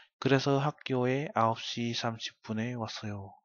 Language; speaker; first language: Korean; non-native, fluent; Vietnamese